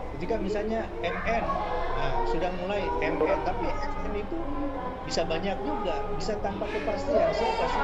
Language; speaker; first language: Indonesian; non-native, local second language; Sundanese